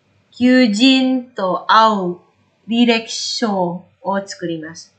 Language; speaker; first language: Japanese; non-native, learner; Indonesian